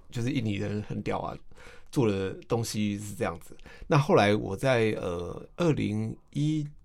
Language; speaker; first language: Chinese; native; Chinese